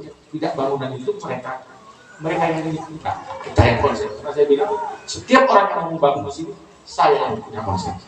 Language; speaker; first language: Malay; non-native, local second language; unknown